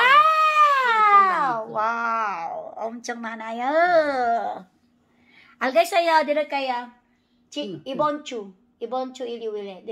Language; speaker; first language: Korean; non-native, learner; Filipino